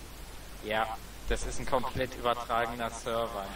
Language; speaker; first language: German; native; German